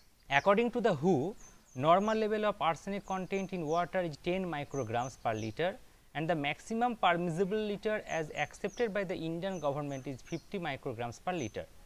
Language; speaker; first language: English; non-native, local second language; Bangla